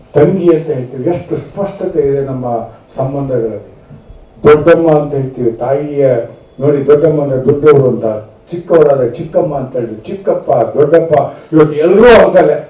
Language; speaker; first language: Kannada; native; Kannada